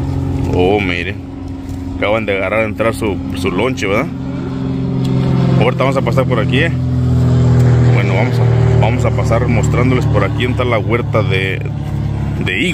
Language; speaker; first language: Spanish; native; Spanish